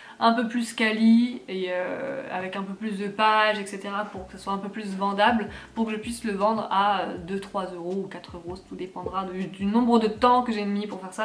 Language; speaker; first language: French; native; French